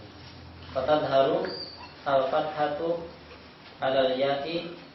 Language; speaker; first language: Arabic; non-native, learner; Indonesian